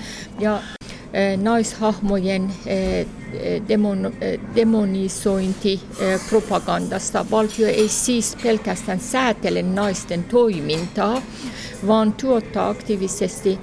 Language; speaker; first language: Finnish; non-native, fluent; Persian